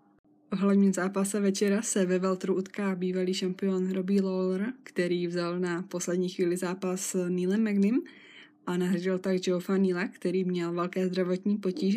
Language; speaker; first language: Czech; native; Czech